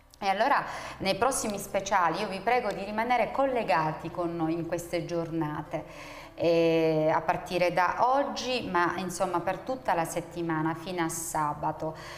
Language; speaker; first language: Italian; native; Italian